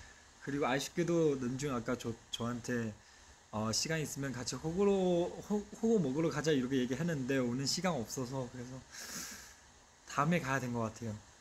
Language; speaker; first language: Korean; non-native, fluent; Chinese